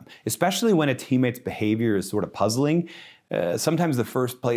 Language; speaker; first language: English; native; English